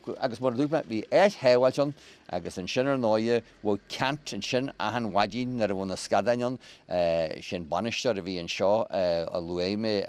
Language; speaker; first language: Irish; native; Irish